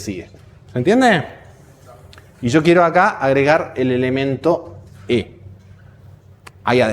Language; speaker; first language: Spanish; native; Spanish